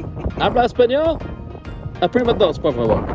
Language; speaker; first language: Spanish; non-native, learner; English